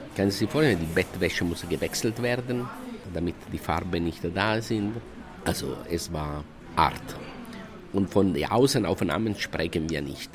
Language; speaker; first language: German; non-native, fluent; Italian